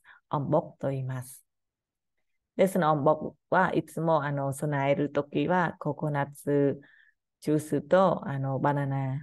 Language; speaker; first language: Japanese; non-native, learner; Khmer